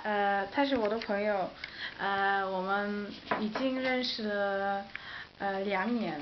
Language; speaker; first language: Chinese; non-native, learner; Dutch